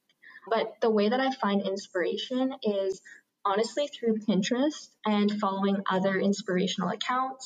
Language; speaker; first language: English; native; English